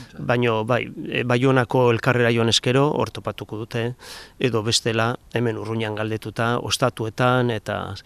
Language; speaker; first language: Basque; native; Basque